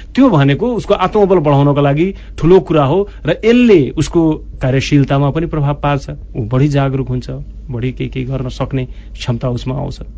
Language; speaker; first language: Nepali; non-native, local second language; Maithili